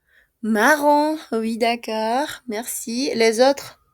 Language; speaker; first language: French; non-native, fluent; Spanish